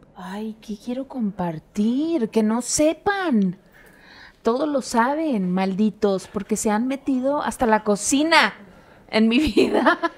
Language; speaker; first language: Spanish; native; Spanish